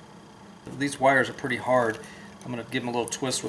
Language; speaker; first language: English; native; English